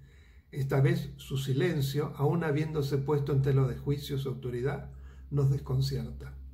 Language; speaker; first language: Spanish; native; Spanish